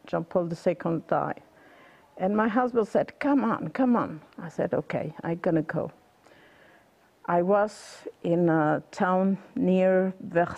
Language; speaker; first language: English; non-native, learner; Spanish